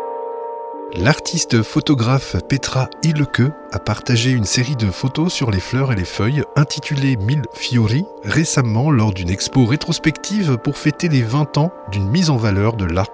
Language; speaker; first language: French; native; French